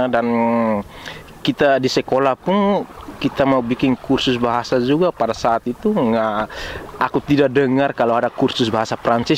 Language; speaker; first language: Indonesian; non-native, local second language; Tetum